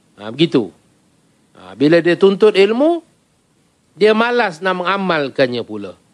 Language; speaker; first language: Malay; native; Malay